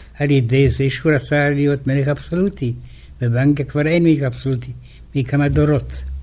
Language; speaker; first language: Hebrew; non-native, fluent; Romanian